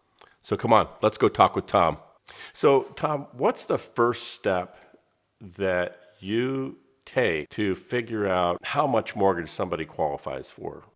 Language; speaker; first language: English; native; English